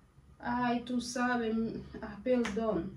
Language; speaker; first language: Spanish; non-native, learner; Haitian Creole